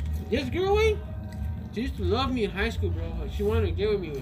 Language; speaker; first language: English; early bilingual, other home language; Spanish